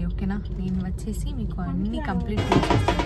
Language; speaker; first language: Telugu; non-native, local second language; Kannada